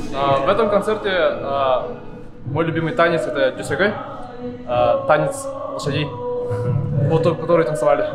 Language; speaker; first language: Russian; non-native, local second language; Yakut